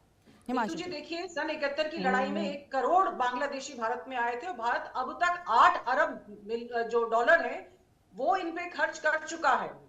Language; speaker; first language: Hindi; native; Hindi